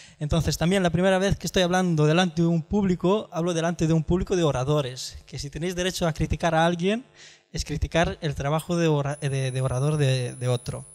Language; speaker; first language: Spanish; non-native, fluent; Romanian